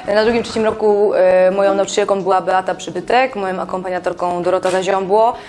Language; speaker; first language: Polish; native; Polish